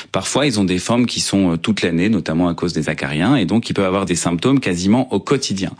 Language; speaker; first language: French; native; French